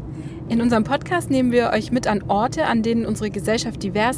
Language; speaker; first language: German; native; German